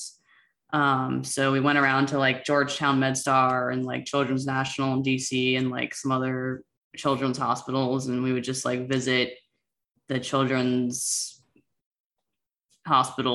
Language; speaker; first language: English; native; English